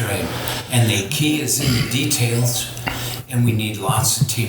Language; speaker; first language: English; native; English